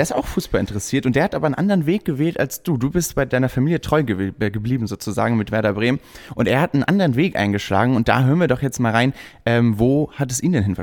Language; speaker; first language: German; native; German